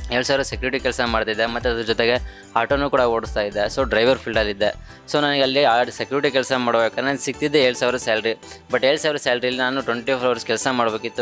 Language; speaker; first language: Kannada; native; Kannada